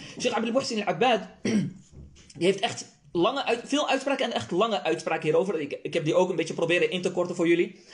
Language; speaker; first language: Dutch; early bilingual, other home language; Arabic